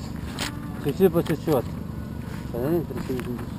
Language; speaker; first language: Russian; non-native, learner; Italian